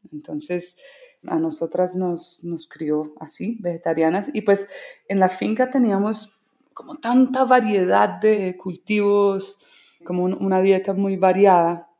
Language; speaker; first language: Spanish; early bilingual, other home language; English